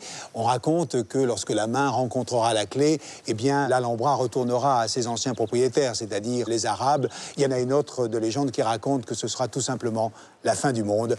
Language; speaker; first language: French; native; French